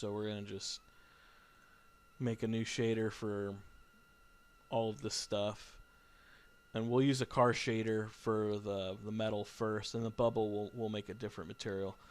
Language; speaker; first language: English; native; English